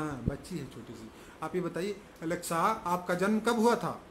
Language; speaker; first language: Hindi; native; Hindi